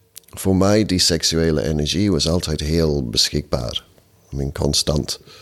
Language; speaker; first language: Dutch; non-native, fluent; English